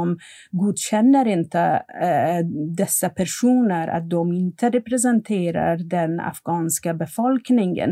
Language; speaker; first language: Swedish; non-native, fluent; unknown